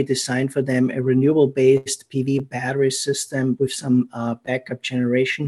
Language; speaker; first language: English; non-native, fluent; German